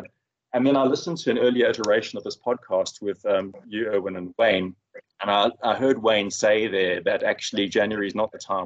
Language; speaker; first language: English; native; English